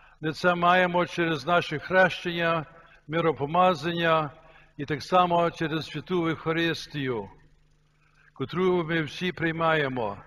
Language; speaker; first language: Ukrainian; early bilingual, heritage; Ukrainian